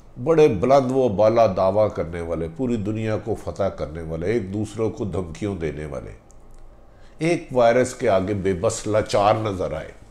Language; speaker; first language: Urdu; non-native, local second language; Punjabi